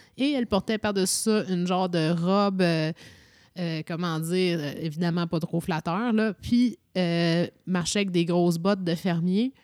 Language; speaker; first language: French; native; French